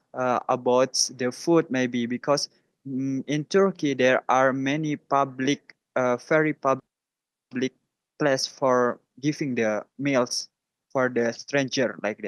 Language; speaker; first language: English; non-native, learner; Indonesian